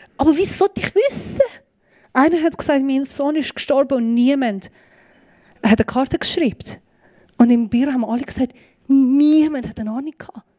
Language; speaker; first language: German; non-native, fluent; Persian